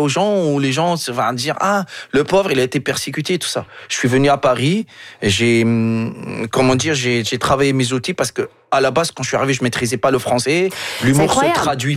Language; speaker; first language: French; non-native, local second language; Arabic